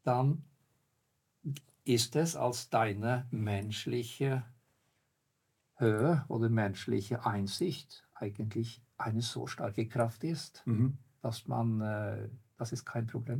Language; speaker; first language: German; non-native, fluent; Norwegian